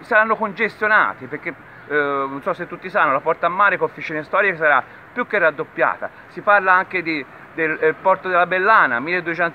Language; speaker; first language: Italian; native; Italian